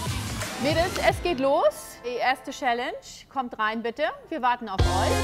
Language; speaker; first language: German; native; German